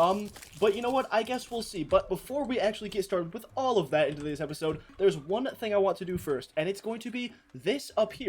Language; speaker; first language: English; native; English